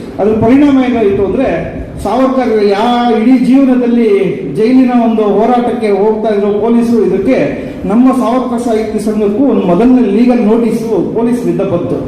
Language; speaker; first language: Kannada; native; Kannada